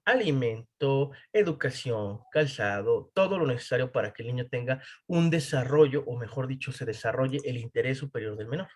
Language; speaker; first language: Spanish; native; Spanish